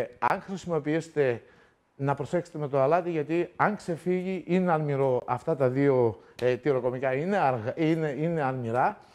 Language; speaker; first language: Greek; native; Greek